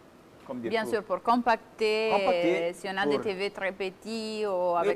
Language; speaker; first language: French; non-native, fluent; Italian